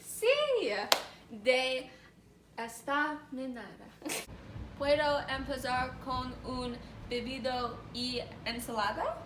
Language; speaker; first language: Spanish; non-native, learner; English